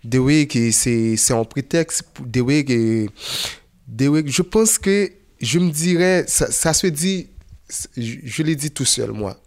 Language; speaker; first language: French; non-native, local second language; Haitian Creole